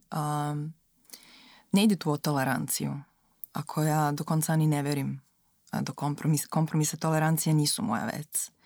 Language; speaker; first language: Slovak; non-native, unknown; Serbian